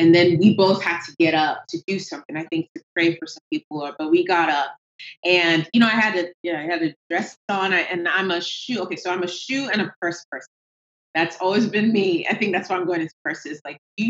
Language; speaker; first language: English; non-native, local second language; Yoruba